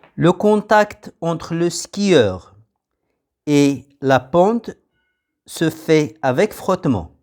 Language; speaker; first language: French; non-native, local second language; Arabic